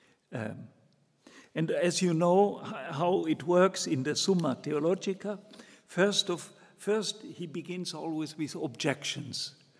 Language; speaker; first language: English; non-native, fluent; German